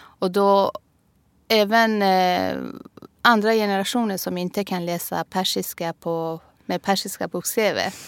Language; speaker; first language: Swedish; non-native, fluent; Persian